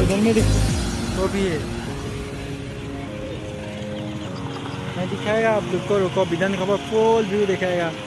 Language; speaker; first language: Hindi; non-native, local second language; Assamese